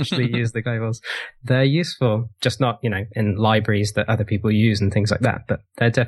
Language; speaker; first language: English; native; English